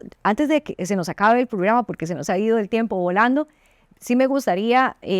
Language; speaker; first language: Spanish; native; Spanish